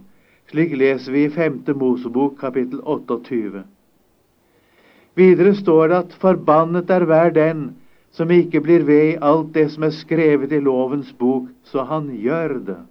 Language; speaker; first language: Norwegian; native; Norwegian